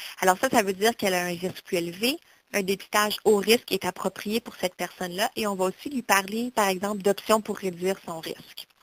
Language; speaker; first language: French; native; French